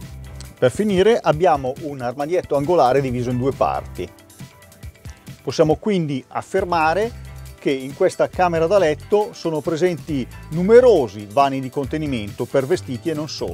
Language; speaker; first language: Italian; native; Italian